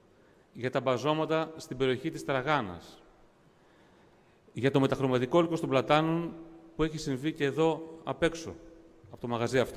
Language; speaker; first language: Greek; native; Greek